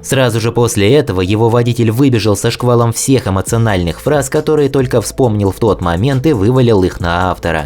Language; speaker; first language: Russian; native; Russian